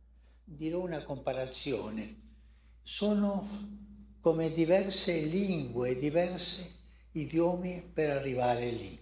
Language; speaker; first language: Italian; non-native, fluent; Spanish